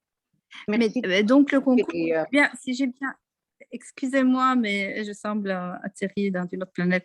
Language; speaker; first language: French; non-native, local second language; Arabic